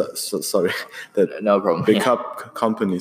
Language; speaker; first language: English; non-native, fluent; German